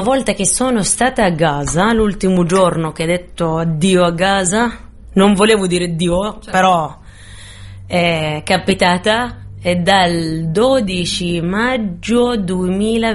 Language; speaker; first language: Italian; non-native, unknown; Arabic